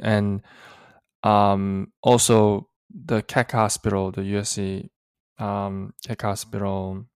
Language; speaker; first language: English; early bilingual, other home language; Korean